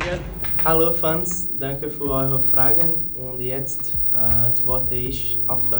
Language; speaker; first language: German; non-native, learner; Portuguese